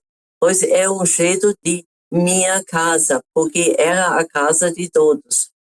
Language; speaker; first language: Portuguese; non-native, fluent; German